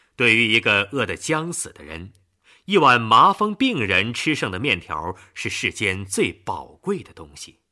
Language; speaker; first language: Chinese; native; Chinese